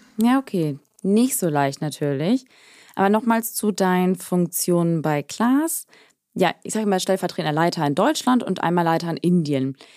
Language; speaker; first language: German; native; German